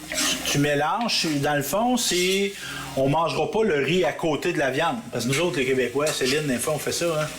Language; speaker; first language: French; native; French